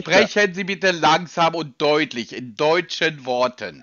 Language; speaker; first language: German; native; German